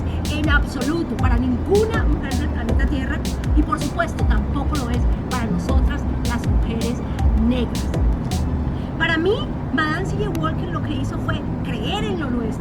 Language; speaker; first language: Spanish; native; Spanish